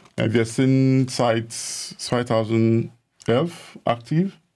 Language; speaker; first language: German; non-native, fluent; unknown